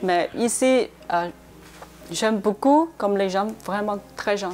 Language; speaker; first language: French; non-native, learner; Chinese